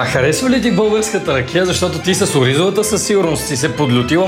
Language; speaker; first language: Bulgarian; native; Bulgarian